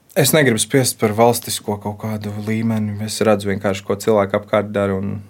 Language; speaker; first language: Latvian; native; Latvian